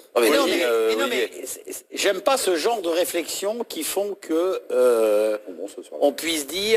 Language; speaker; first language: French; native; French